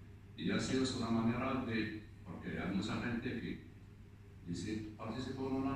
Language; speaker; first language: Spanish; non-native, fluent; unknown